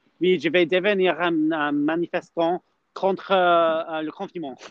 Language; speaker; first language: French; non-native, learner; English